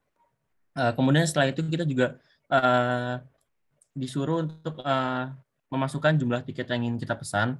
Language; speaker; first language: Indonesian; native; Indonesian